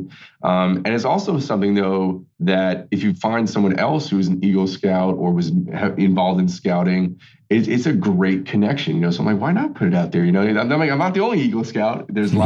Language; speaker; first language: English; native; English